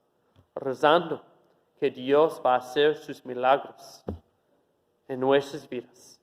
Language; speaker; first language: Spanish; non-native, fluent; English